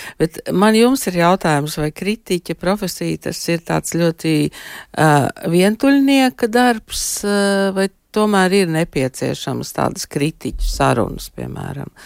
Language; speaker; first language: Latvian; native; Latvian